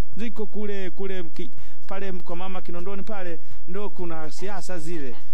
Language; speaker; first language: Swahili; native; Swahili